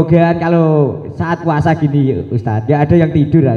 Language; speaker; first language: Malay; non-native, local second language; Javanese